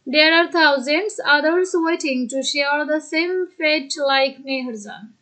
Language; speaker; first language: English; non-native, local second language; Bangla